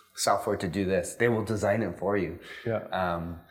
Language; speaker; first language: English; native; English